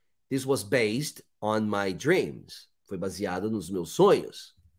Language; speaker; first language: English; non-native, fluent; Portuguese